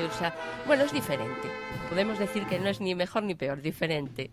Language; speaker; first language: Spanish; native; Spanish